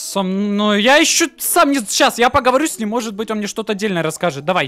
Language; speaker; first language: Russian; native; Russian